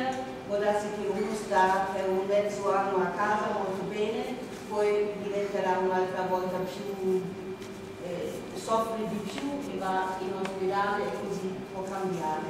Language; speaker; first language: Italian; non-native, fluent; German